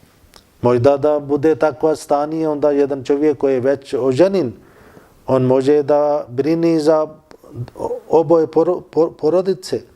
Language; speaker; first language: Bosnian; non-native, learner; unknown